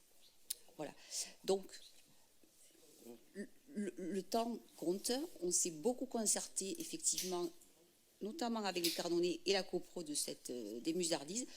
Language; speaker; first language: French; native; French